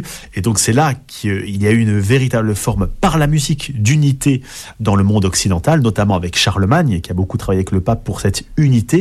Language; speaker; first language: French; native; French